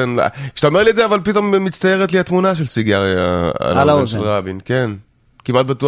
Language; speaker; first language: Hebrew; native; Hebrew